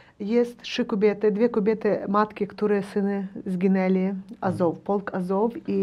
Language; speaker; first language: Polish; non-native, learner; Ukrainian